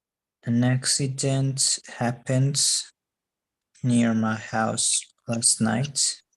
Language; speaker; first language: English; non-native, learner; Spanish